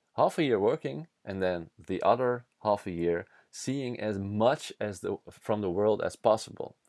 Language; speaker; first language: English; non-native, fluent; Dutch